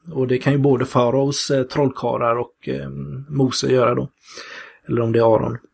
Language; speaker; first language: Swedish; native; Swedish